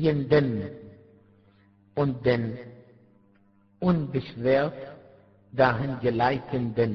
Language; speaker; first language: German; non-native, fluent; Arabic